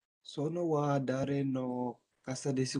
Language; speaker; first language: Japanese; non-native, learner; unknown